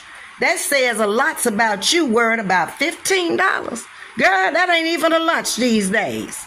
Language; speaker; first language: English; native; English